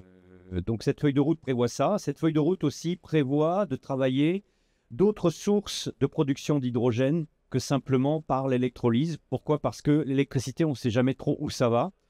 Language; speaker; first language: French; native; French